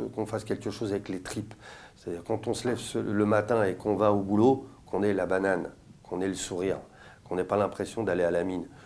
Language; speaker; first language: French; native; French